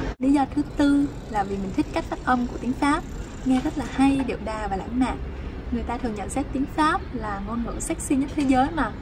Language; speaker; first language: Vietnamese; native; Vietnamese